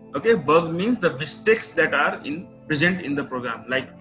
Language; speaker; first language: English; non-native, local second language; Nepali